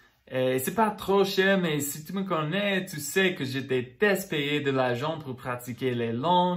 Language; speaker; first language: French; non-native, fluent; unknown